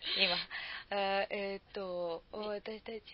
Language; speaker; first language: Japanese; non-native, learner; Serbian